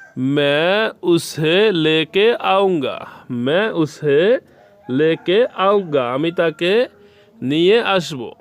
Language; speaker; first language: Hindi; non-native, learner; Bangla